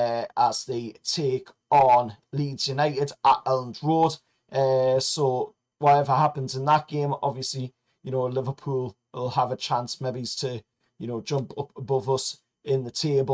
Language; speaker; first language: English; native; English